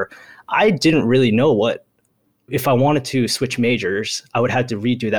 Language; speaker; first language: English; early bilingual, other home language; Japanese